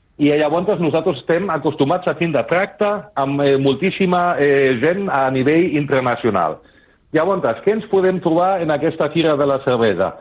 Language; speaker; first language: Catalan; early bilingual, other home language; German